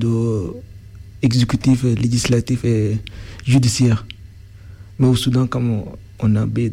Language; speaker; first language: French; non-native, learner; Arabic